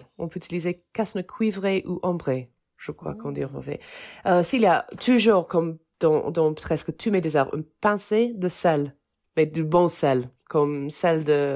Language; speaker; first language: French; non-native, fluent; English